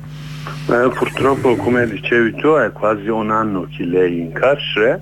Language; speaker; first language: Italian; non-native, learner; Kurdish